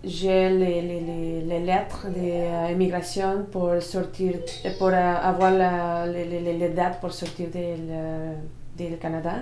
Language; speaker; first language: French; non-native, learner; Spanish